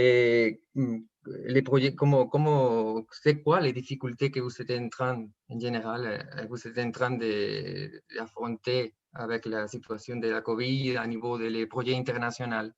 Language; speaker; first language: French; non-native, fluent; Spanish